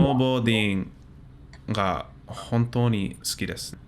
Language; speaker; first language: Japanese; non-native, learner; English